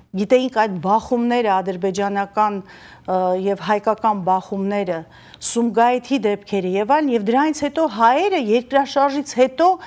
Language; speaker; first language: Armenian; native; Armenian